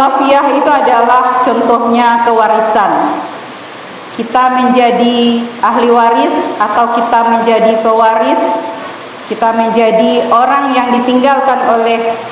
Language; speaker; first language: Indonesian; native; Indonesian